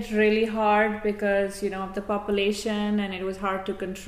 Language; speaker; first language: English; non-native, local second language; Hindi